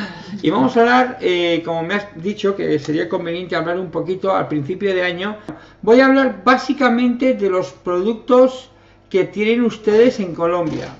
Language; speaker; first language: Spanish; native; Spanish